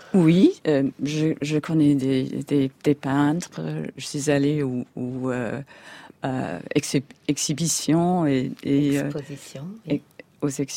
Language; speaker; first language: French; non-native, fluent; English